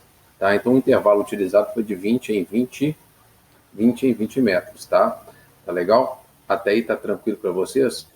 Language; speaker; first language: Portuguese; native; Portuguese